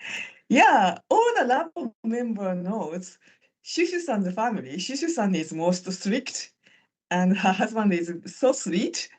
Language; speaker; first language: English; non-native, fluent; Japanese